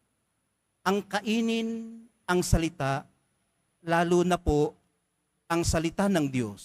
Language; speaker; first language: Filipino; native; Filipino